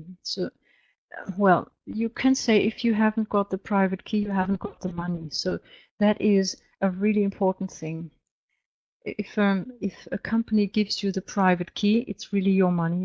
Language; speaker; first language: English; non-native, fluent; German